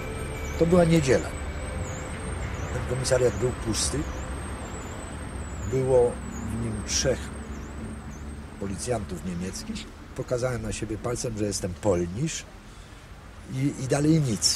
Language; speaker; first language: Polish; native; Polish